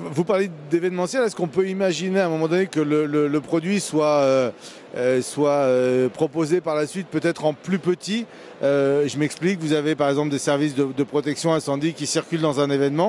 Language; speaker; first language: French; native; French